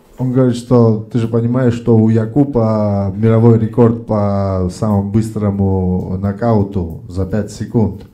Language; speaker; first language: Russian; non-native, fluent; Georgian